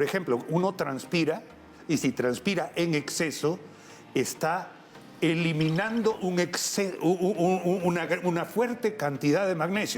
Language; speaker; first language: Spanish; native; Spanish